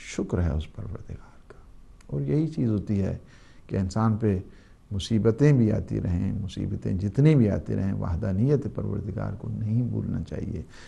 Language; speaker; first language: Urdu; native; Urdu